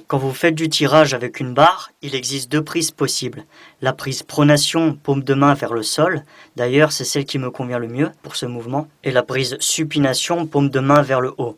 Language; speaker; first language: French; native; French